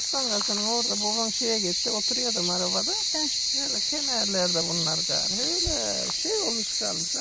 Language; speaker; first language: Turkish; native; Turkish